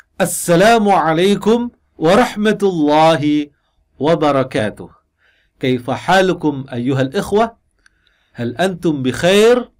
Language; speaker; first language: Arabic; non-native, fluent; Indonesian